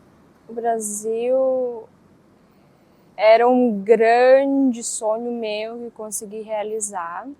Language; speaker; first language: Portuguese; non-native, fluent; Russian